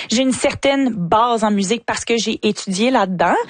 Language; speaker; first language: French; native; French